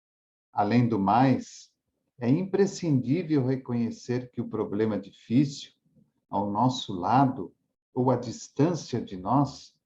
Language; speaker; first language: Portuguese; native; Portuguese